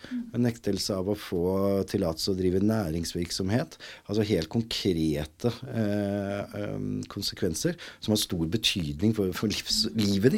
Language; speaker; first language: Norwegian; native; Norwegian